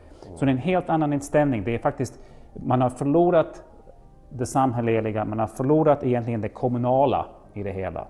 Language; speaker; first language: Swedish; non-native, fluent; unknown